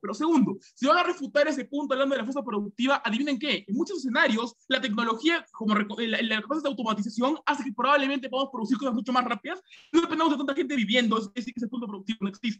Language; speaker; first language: Spanish; native; Spanish